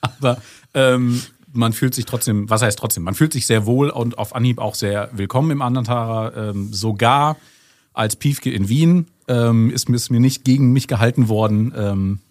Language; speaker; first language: German; native; German